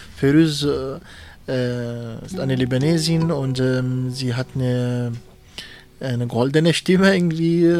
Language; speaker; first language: German; non-native, fluent; Kurdish